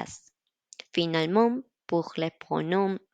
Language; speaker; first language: French; non-native, learner; Spanish